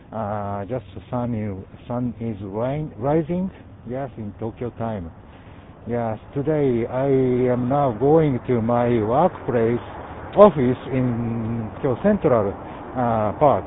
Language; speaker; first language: English; non-native, learner; Japanese